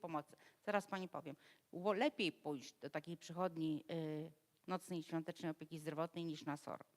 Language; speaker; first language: Polish; native; Polish